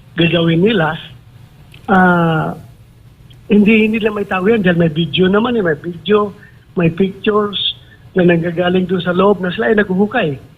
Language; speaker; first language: Filipino; non-native, local second language; Cebuano